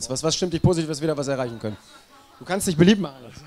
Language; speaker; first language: German; native; German